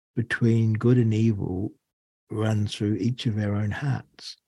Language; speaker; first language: English; native; English